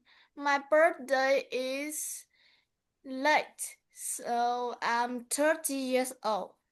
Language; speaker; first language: English; non-native, learner; Vietnamese